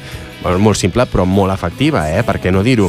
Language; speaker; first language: Catalan; native; Catalan